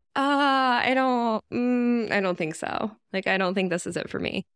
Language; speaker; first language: English; native; English